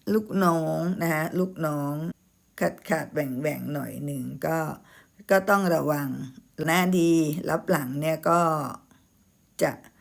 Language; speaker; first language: Thai; native; Thai